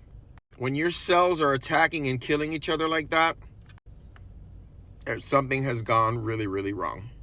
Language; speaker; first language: English; native; English